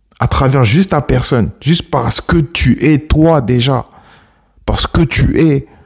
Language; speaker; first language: French; early bilingual, other home language; Akan